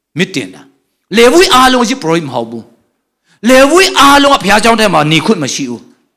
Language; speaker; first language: Burmese; non-native, local second language; Tedim Chin